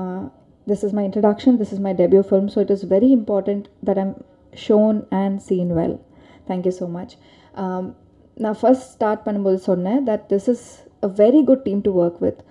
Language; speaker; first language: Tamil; non-native, learner; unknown